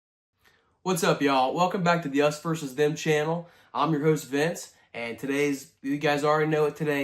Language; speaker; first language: English; native; English